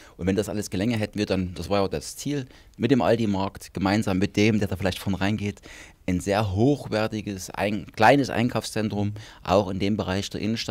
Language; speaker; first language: German; native; German